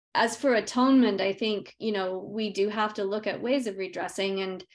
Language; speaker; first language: English; native; English